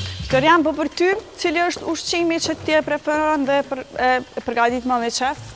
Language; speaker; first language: Albanian; native; Albanian